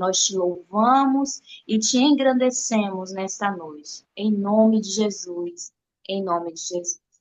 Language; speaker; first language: Portuguese; native; Portuguese